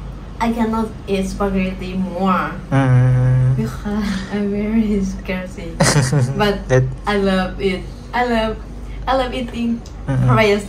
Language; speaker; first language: English; non-native, learner; Thai